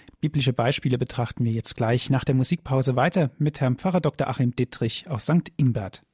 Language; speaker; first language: German; native; German